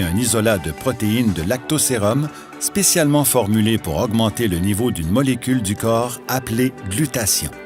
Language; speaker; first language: French; native; French